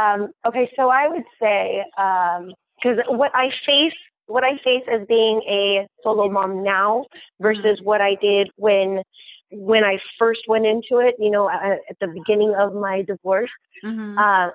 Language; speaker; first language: English; native; English